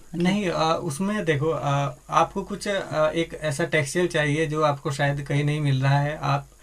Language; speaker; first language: Hindi; native; Hindi